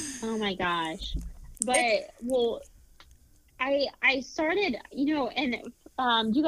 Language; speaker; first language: English; native; English